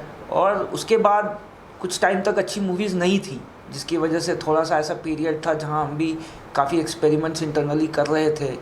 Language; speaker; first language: Hindi; native; Hindi